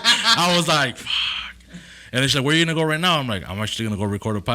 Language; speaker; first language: English; early bilingual, other home language; Spanish